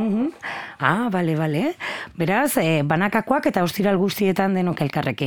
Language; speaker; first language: Basque; native; Basque